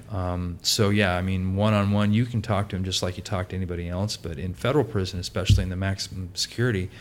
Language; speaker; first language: English; native; English